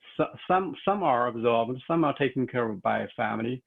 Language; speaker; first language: English; non-native, fluent; Chinese